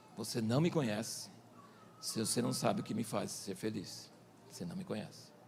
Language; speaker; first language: Portuguese; early bilingual, other home language; English